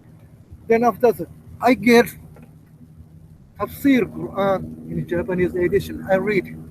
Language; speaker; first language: English; non-native, learner; Japanese